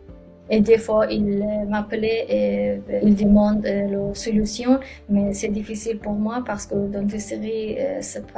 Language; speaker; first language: French; non-native, learner; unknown